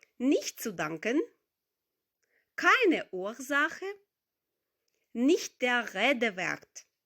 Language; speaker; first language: German; non-native, learner; Ukrainian